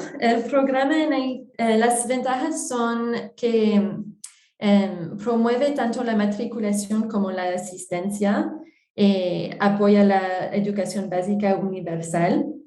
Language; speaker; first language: Spanish; non-native, fluent; French